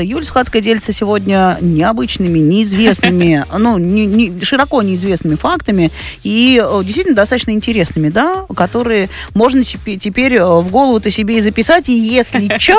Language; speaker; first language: Russian; native; Russian